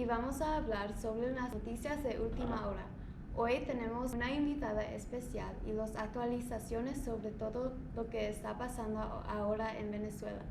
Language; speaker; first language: Spanish; non-native, learner; English